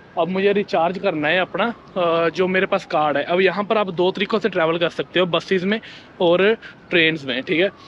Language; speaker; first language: Hindi; native; Hindi